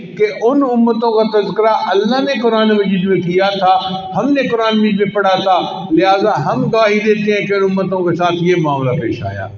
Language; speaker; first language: Urdu; non-native, local second language; Punjabi